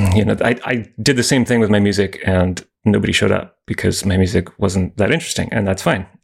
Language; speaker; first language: English; native; English